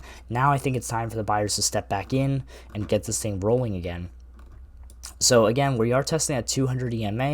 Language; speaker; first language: English; native; English